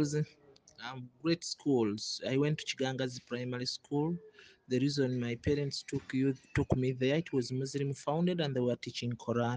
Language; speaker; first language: English; non-native, local second language; Ganda